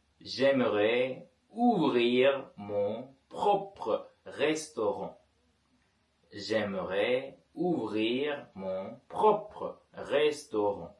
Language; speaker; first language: French; non-native, fluent; Tamil